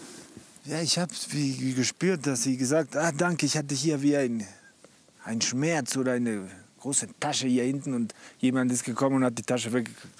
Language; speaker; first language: German; non-native, fluent; Spanish